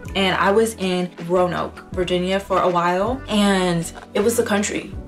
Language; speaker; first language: English; native; English